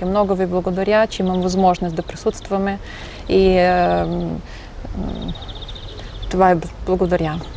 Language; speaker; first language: Bulgarian; non-native, fluent; Russian